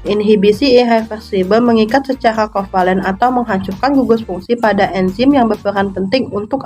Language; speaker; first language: Indonesian; native; Indonesian